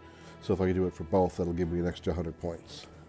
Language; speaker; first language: English; native; English